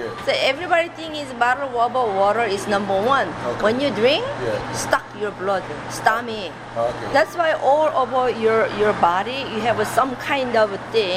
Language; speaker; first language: English; non-native, learner; Korean